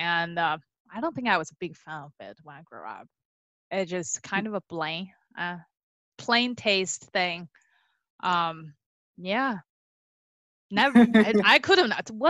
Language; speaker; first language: English; non-native, fluent; Chinese